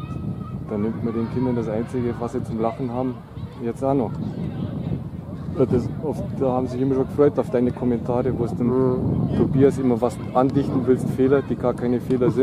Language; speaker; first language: German; native; German